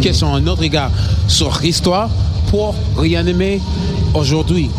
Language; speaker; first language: French; non-native, learner; English